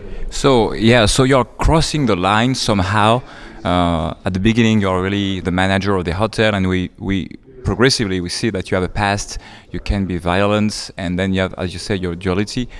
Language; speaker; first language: English; non-native, fluent; French